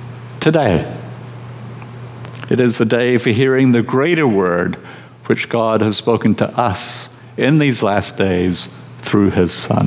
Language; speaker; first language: English; native; English